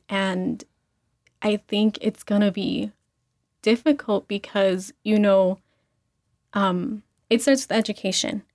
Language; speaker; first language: English; early bilingual, other home language; Spanish